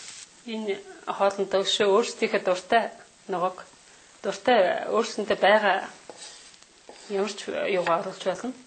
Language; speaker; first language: Mongolian; native; Mongolian